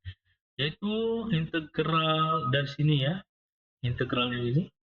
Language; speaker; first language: Indonesian; native; Indonesian